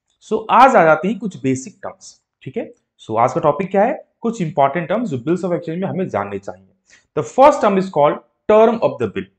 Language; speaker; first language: Hindi; native; Hindi